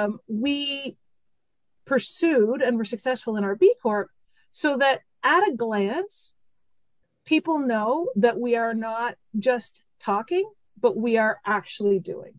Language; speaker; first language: English; native; English